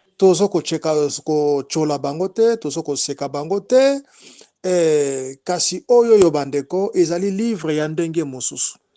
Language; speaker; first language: Lingala; non-native, local second language; Kongo